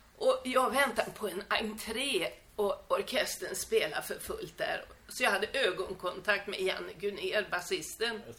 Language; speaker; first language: Swedish; native; Swedish